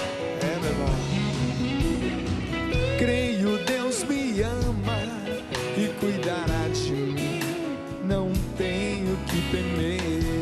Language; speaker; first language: Portuguese; native; Portuguese